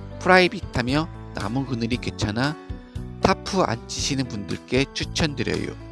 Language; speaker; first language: Korean; native; Korean